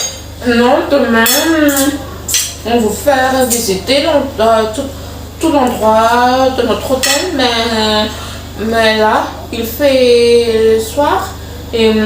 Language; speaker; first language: French; non-native, local second language; Malagasy